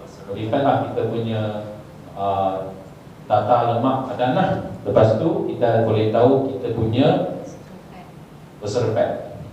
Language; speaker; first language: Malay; non-native, local second language; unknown